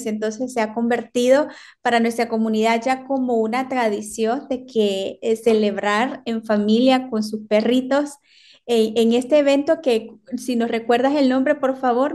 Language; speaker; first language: Spanish; native; Spanish